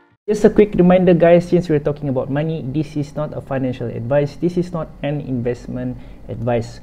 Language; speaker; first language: English; non-native, local second language; Malay